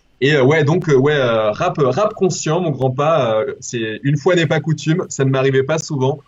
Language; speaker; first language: French; early bilingual, other home language; Spanish